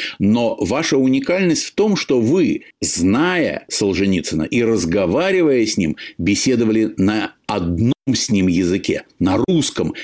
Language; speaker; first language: Russian; native; Russian